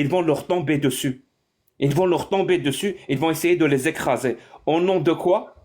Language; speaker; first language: French; non-native, local second language; Arabic